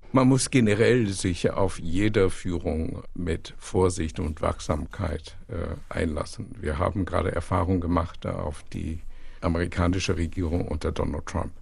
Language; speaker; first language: German; non-native, fluent; Chinese